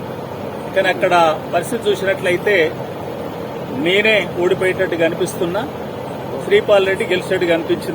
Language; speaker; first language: Telugu; native; Telugu